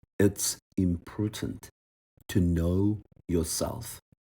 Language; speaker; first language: English; non-native, fluent; Korean